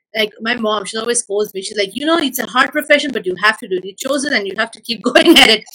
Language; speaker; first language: English; non-native, local second language; Malayalam